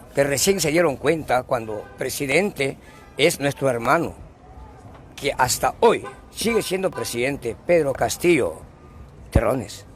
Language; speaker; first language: Spanish; non-native, local second language; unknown